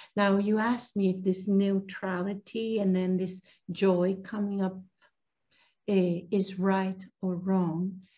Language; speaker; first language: English; non-native, fluent; Spanish